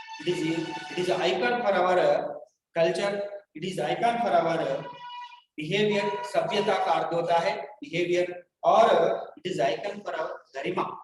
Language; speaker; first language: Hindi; non-native, local second language; Telugu